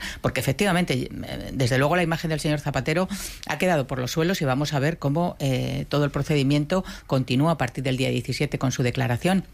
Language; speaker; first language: Spanish; native; Spanish